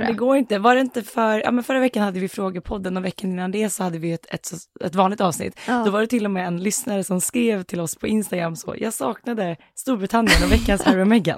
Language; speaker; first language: Swedish; native; Swedish